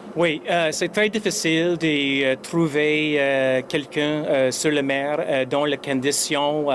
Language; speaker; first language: French; non-native, fluent; English